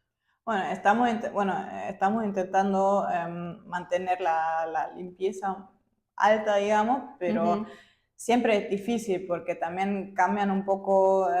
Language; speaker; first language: Spanish; non-native, fluent; German